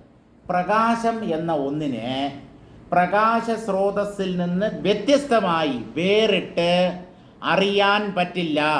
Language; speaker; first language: Malayalam; native; Malayalam